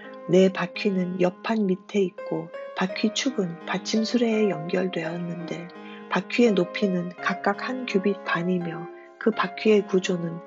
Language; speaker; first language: Korean; native; Korean